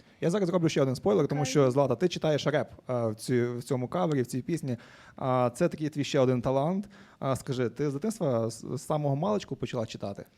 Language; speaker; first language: Ukrainian; native; Ukrainian